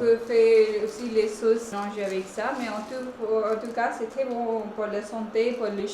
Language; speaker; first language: French; non-native, fluent; Hindi